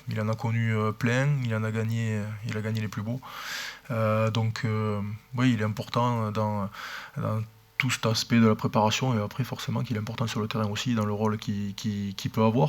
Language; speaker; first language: French; native; French